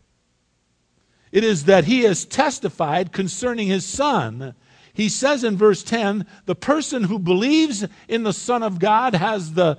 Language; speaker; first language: English; native; English